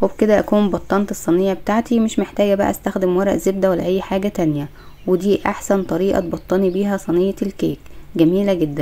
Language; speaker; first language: Arabic; native; Arabic